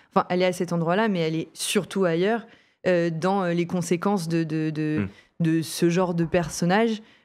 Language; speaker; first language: French; native; French